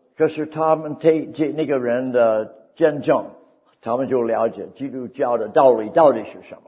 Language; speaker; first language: Chinese; non-native, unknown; English